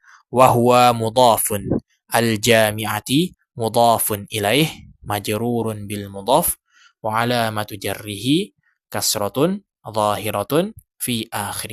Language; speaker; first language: Arabic; non-native, fluent; Indonesian